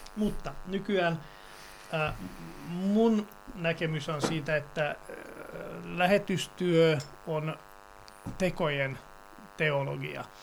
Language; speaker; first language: Finnish; non-native, fluent; Serbian